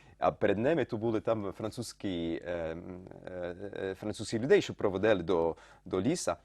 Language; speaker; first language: Ukrainian; early bilingual, heritage; Ukrainian